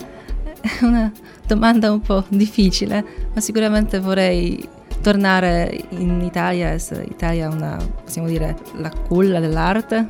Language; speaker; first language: Italian; non-native, learner; Polish